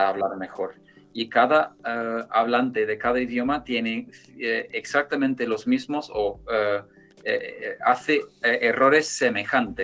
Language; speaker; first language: Spanish; non-native, fluent; English